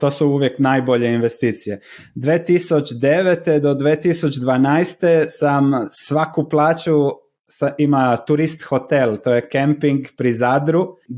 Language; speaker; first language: Slovenian; non-native, learner; Croatian